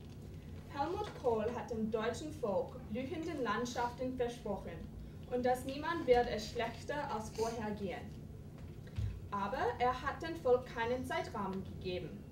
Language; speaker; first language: German; non-native, fluent; English